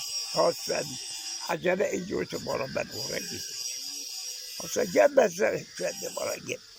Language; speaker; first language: Turkish; non-native, local second language; Kurdish